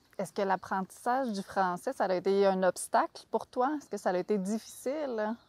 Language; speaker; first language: French; native; French